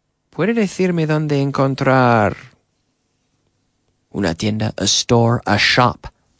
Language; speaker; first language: Spanish; non-native, fluent; English